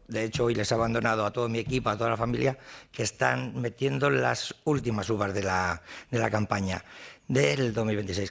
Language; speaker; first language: Spanish; native; Spanish